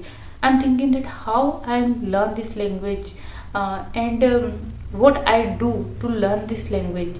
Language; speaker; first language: English; non-native, learner; Hindi